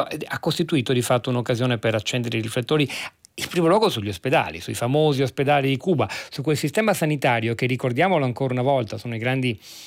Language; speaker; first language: Italian; native; Italian